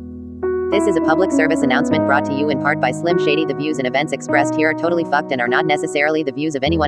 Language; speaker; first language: English; native; English